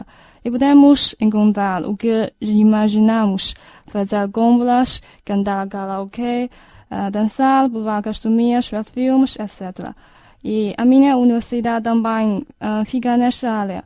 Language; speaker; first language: Portuguese; non-native, learner; Chinese